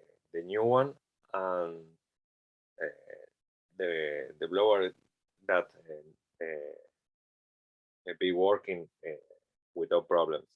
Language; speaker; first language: English; non-native, learner; Spanish